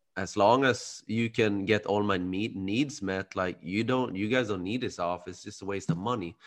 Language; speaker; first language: English; early bilingual, other home language; Khmer